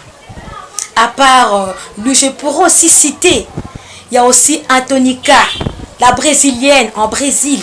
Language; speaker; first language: French; non-native, local second language; Lingala